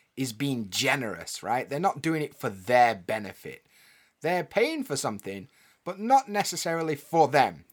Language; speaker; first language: English; native; English